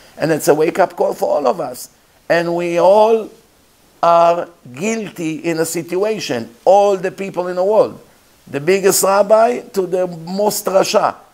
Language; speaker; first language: English; non-native, fluent; Hebrew